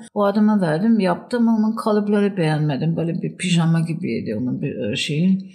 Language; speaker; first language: Turkish; non-native, fluent; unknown